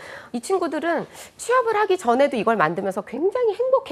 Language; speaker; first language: Korean; native; Korean